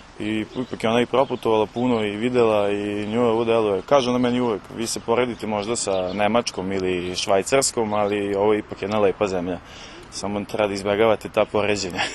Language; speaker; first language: Serbian; native; Serbian